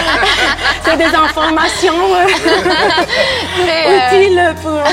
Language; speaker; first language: French; non-native, fluent; Italian